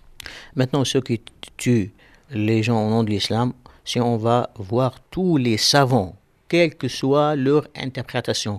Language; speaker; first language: French; non-native, local second language; Arabic